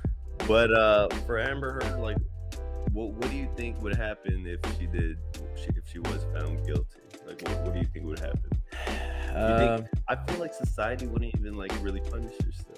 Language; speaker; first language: English; native; English